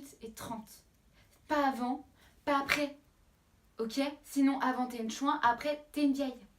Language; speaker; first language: French; native; French